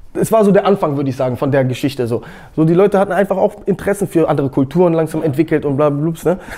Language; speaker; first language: German; native; German